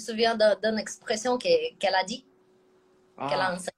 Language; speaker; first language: French; non-native, fluent; Portuguese